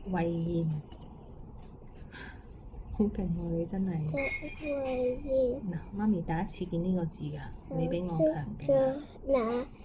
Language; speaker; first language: Chinese; non-native, local second language; Cantonese